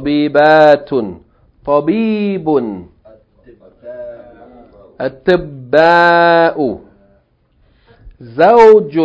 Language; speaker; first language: Arabic; non-native, fluent; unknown